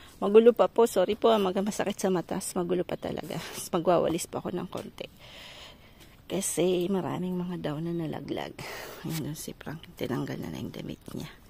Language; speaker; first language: Filipino; non-native, local second language; Bikol